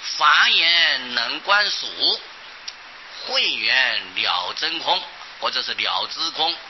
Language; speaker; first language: Chinese; non-native, local second language; Hakka Chinese